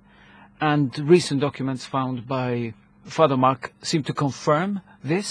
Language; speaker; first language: English; non-native, local second language; Maltese